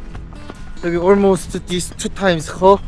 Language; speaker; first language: English; non-native, learner; Korean